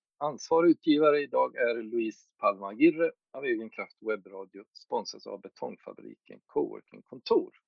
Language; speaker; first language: Swedish; native; Swedish